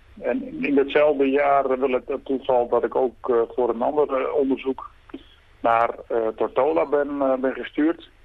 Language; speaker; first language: Dutch; native; Dutch